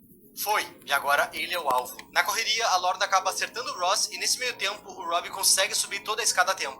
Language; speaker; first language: Portuguese; native; Portuguese